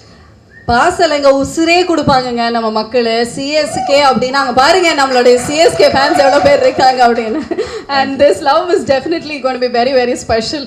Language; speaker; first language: Tamil; native; Tamil